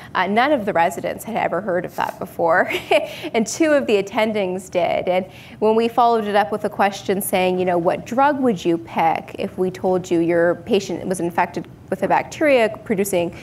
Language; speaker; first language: English; native; English